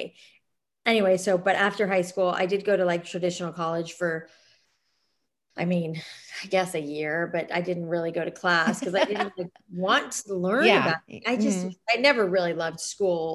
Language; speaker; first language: English; native; English